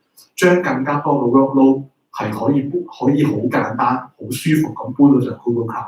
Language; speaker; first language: Chinese; native; Chinese